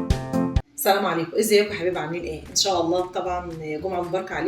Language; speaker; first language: Arabic; native; Arabic